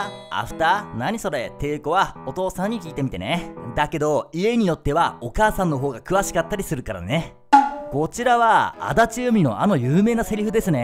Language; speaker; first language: Japanese; native; Japanese